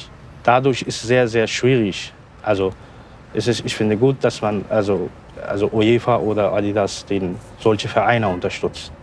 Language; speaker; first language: German; non-native, learner; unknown